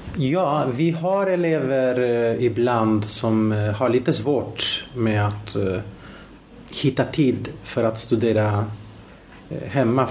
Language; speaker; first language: Swedish; non-native, fluent; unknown